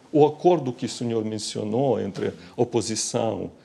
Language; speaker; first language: Portuguese; non-native, fluent; Ukrainian